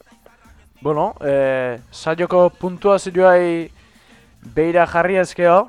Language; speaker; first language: Basque; native; Basque